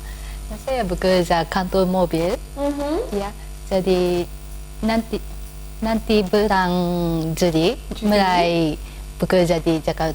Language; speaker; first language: Indonesian; non-native, learner; Japanese